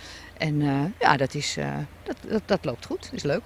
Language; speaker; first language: Dutch; native; Dutch